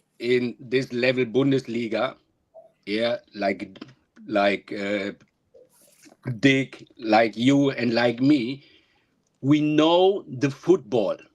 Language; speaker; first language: English; non-native, learner; German